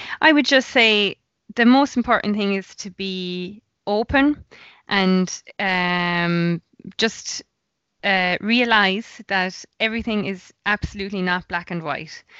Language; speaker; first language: English; native; English